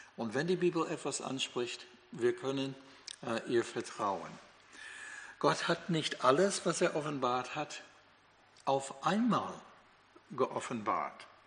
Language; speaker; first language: German; non-native, fluent; English